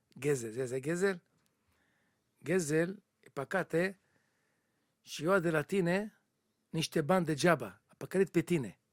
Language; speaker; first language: Romanian; non-native, learner; Hebrew